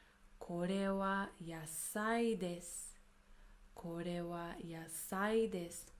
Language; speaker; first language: Japanese; non-native, fluent; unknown